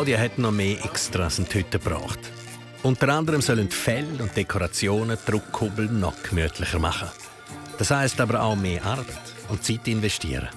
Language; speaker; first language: German; native; German